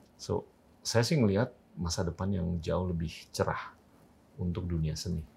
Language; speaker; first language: Indonesian; native; Indonesian